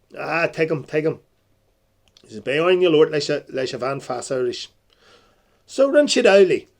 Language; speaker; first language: Irish; non-native, local second language; English